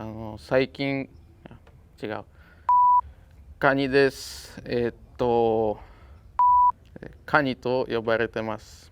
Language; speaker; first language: Japanese; non-native, fluent; Polish